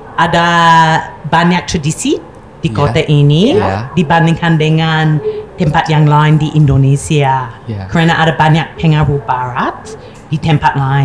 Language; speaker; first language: Indonesian; non-native, fluent; English